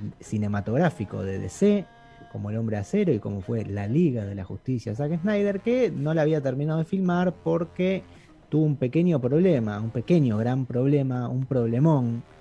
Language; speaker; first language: Spanish; native; Spanish